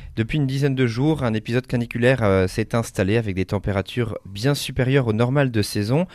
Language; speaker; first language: French; native; French